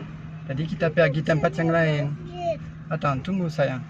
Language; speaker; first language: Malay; non-native, fluent; French